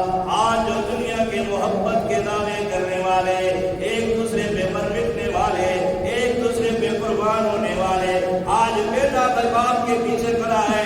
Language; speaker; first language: Urdu; native; Urdu